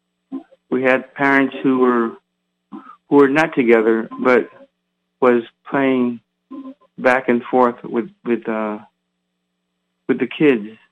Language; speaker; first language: English; early bilingual, other home language; Haitian Creole